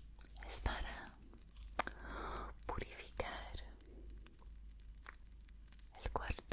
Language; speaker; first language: Spanish; non-native, learner; English